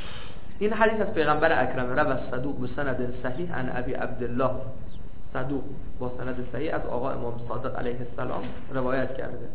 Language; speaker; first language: Persian; native; Persian